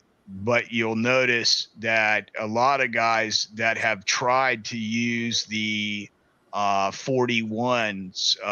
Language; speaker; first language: English; native; English